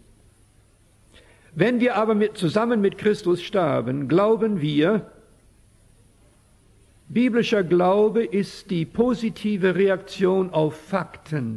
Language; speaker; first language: German; early bilingual, heritage; German